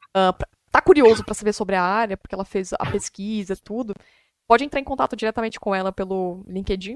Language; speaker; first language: Portuguese; native; Portuguese